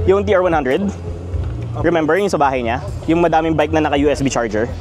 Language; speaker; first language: Filipino; native; Filipino